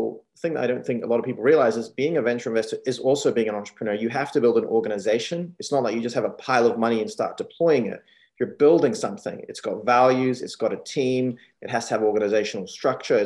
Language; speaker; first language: English; native; English